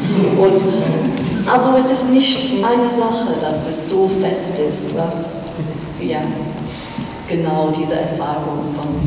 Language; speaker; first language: German; non-native, fluent; English